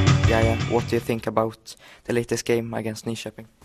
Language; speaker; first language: English; non-native, learner; Swedish